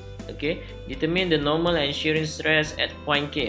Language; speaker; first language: English; non-native, local second language; Malay